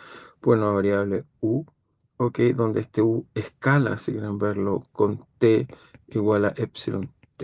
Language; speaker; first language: Spanish; native; Spanish